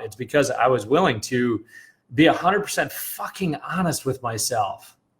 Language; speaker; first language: English; native; English